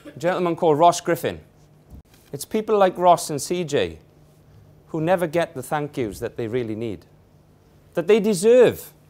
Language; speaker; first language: English; native; English